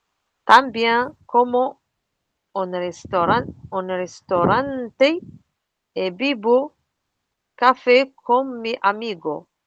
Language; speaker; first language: Spanish; non-native, learner; Arabic